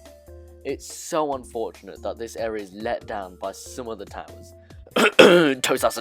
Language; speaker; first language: English; native; English